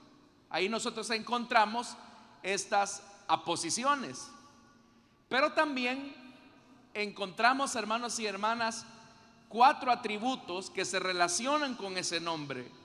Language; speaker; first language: Spanish; native; Spanish